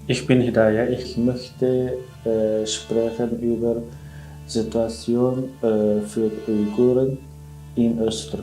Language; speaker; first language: German; non-native, learner; Uyghur